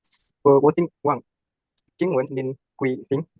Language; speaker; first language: Chinese; non-native, learner; Indonesian